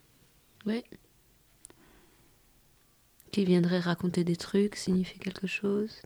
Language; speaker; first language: French; native; French